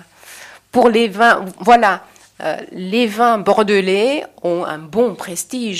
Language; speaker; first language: French; non-native, fluent; Chinese